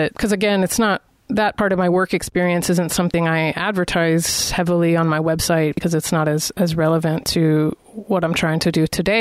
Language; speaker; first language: English; native; English